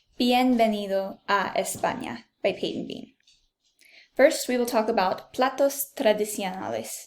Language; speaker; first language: Spanish; non-native, learner; English